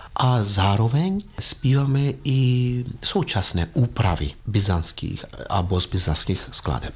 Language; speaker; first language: Czech; non-native, fluent; Greek